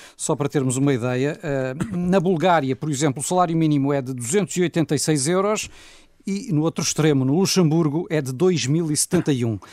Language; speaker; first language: Portuguese; native; Portuguese